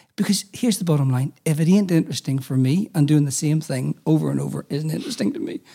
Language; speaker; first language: English; native; English